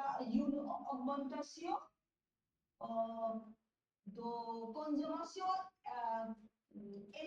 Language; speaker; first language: French; non-native, learner; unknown